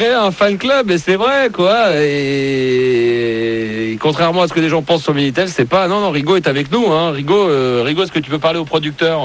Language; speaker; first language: French; native; French